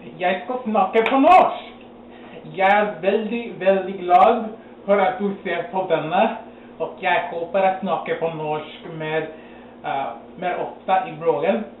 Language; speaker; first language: Norwegian; non-native, learner; English